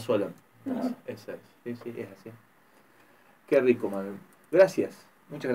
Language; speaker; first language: Spanish; native; Spanish